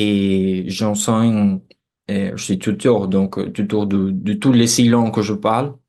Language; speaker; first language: French; non-native, fluent; Portuguese